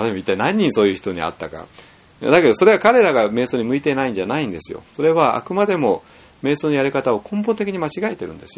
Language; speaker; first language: Japanese; native; Japanese